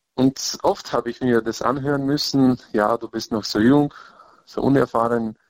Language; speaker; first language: German; non-native, fluent; Polish